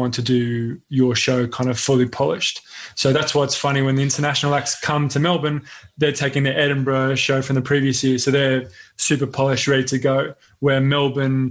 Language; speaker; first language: English; native; English